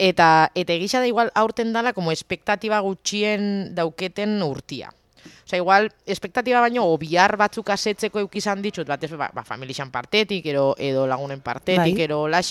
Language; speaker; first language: Basque; native; Basque